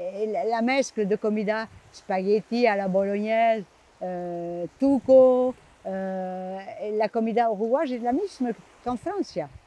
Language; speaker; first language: Spanish; non-native, learner; French